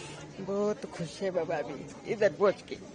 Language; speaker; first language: Hindi; non-native, local second language; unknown